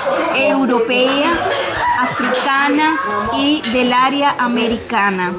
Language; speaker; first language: Portuguese; non-native, learner; Spanish